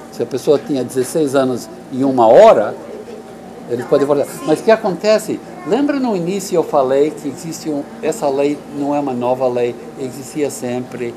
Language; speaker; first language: Portuguese; non-native, fluent; English